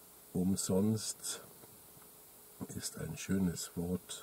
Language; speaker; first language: German; native; German